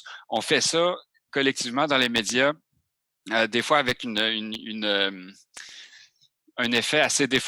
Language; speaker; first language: French; native; French